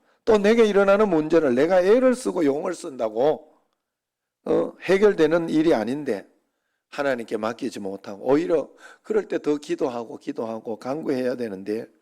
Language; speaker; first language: Korean; native; Korean